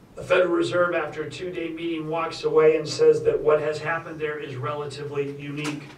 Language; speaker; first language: English; native; English